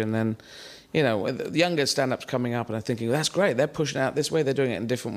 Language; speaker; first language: English; native; English